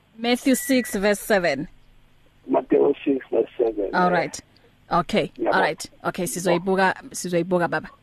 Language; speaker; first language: Zulu; native; Zulu